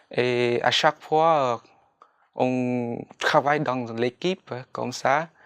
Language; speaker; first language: French; non-native, fluent; Khmer